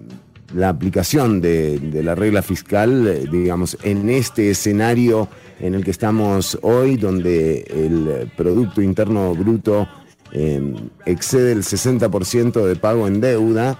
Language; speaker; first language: Spanish; native; Spanish